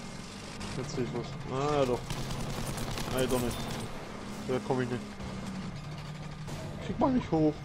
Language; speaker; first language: German; native; German